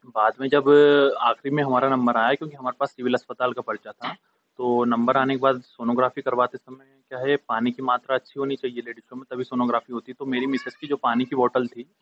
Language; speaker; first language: Hindi; native; Hindi